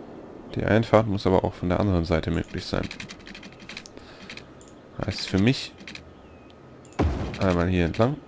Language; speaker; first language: German; native; German